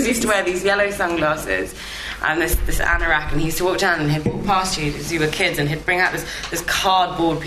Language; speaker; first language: English; native; English